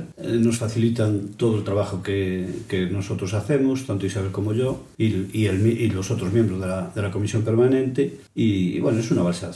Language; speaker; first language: Spanish; native; Spanish